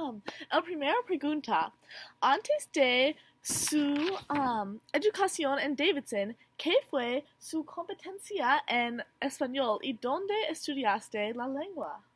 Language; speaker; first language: Spanish; non-native, learner; English